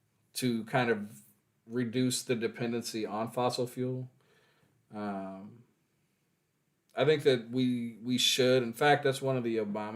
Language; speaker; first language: English; native; English